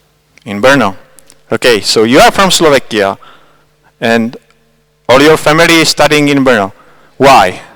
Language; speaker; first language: English; non-native, fluent; Czech